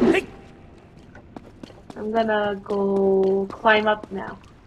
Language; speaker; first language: English; non-native, fluent; Korean